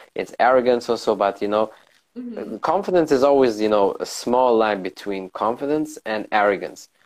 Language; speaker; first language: English; early bilingual, heritage; German